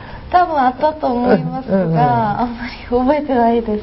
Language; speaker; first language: Japanese; non-native, fluent; Korean